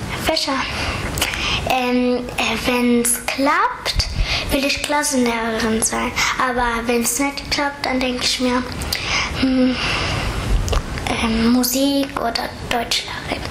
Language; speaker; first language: German; early bilingual, other home language; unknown